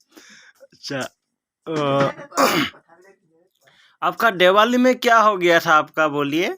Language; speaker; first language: Hindi; non-native, local second language; Assamese